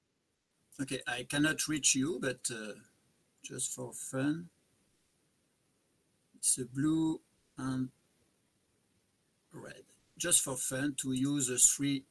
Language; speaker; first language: English; non-native, fluent; French